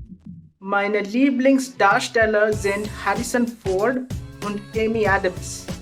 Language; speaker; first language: German; non-native, fluent; Marathi